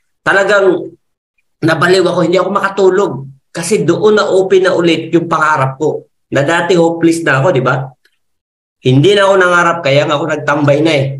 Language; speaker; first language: Filipino; non-native, local second language; Masbatenyo